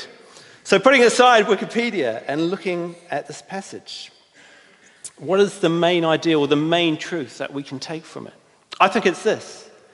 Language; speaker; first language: English; native; English